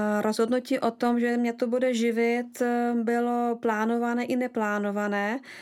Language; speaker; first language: Czech; non-native, fluent; Russian